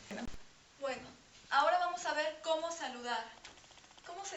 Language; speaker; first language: Spanish; non-native, fluent; French